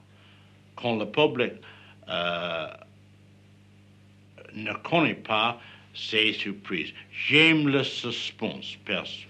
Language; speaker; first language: French; non-native, learner; English